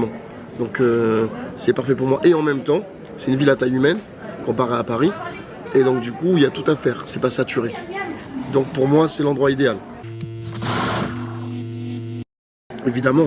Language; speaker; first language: French; native; French